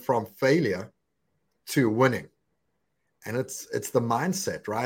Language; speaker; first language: English; native; English